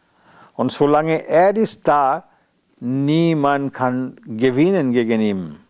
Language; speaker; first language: German; non-native, learner; Bangla